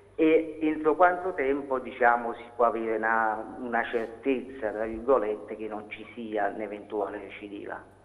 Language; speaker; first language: Italian; native; Italian